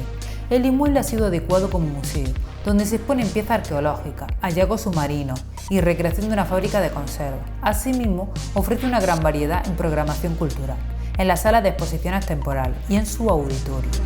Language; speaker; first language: Spanish; native; Spanish